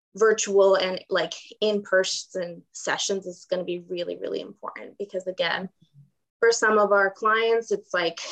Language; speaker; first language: English; non-native, fluent; Ukrainian